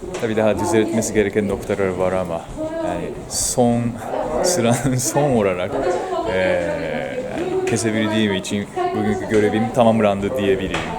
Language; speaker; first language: Turkish; non-native, fluent; Japanese